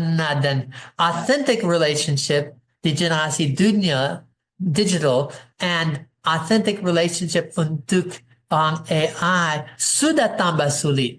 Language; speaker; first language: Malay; non-native, fluent; English